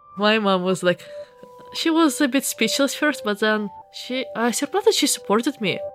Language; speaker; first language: English; non-native, fluent; Ukrainian